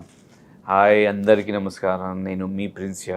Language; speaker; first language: Telugu; non-native, learner; Hindi